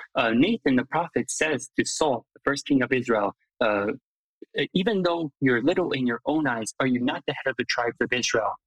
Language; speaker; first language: English; non-native, fluent; Hungarian